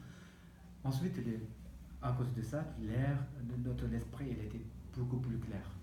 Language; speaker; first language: French; non-native, learner; Tibetan